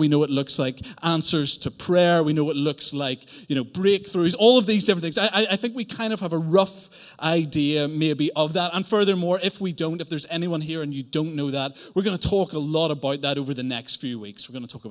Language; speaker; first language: English; native; English